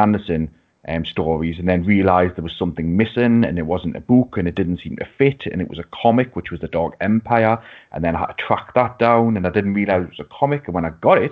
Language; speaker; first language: English; native; English